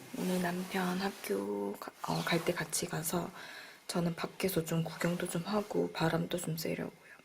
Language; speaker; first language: Korean; native; Korean